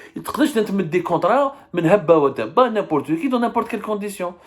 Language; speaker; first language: French; non-native, local second language; Arabic